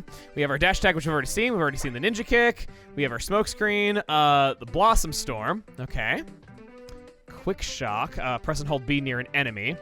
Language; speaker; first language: English; native; English